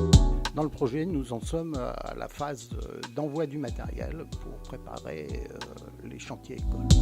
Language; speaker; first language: French; native; French